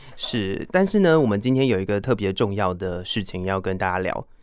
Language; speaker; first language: Chinese; native; Chinese